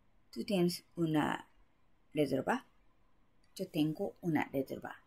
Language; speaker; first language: Spanish; non-native, learner; Japanese